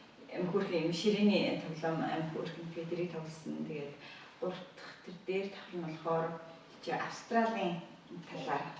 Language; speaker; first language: Mongolian; native; Mongolian